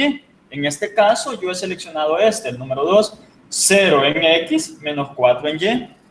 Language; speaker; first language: Spanish; native; Spanish